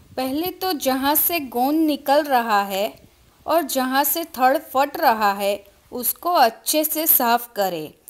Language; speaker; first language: Hindi; non-native, local second language; Gujarati